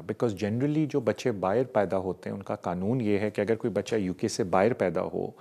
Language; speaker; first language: Urdu; native; Urdu